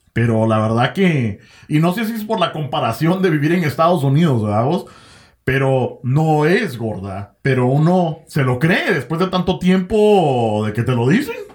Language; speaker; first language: Spanish; native; Spanish